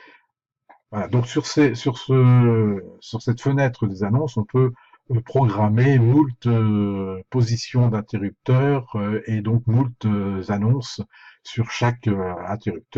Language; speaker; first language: French; native; French